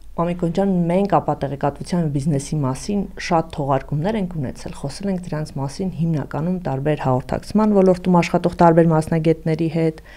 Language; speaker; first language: Armenian; native; Armenian